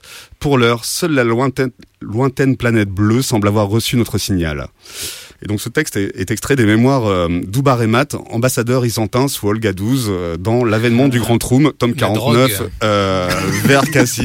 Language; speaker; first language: French; native; French